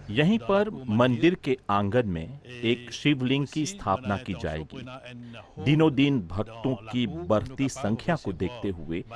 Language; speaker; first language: Hindi; non-native, local second language; Morisyen